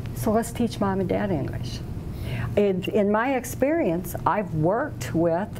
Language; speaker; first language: English; native; English